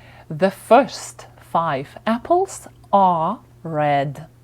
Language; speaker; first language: English; non-native, fluent; Ukrainian